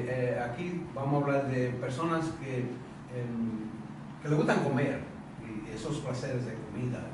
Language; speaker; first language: Spanish; native; Spanish